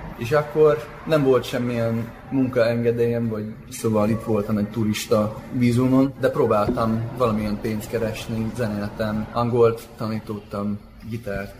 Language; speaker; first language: Hungarian; non-native, fluent; English